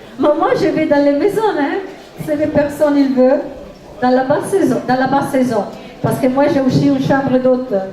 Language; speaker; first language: French; non-native, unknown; Italian